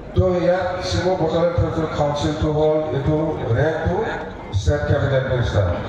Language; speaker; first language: Assamese; non-native, local second language; Bodo